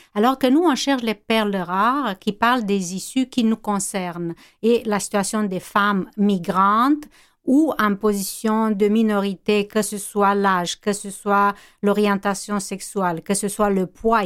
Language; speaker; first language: French; non-native, fluent; Romanian